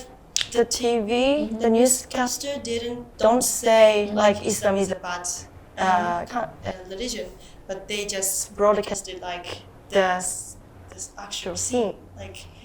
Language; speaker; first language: English; non-native, fluent; Japanese